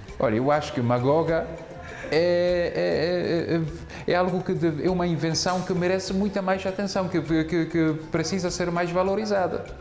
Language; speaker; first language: Portuguese; non-native, fluent; Polish